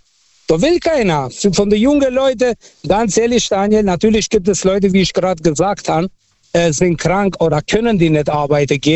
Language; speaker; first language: German; non-native, fluent; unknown